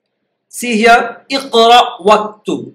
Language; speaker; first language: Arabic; non-native, fluent; Urdu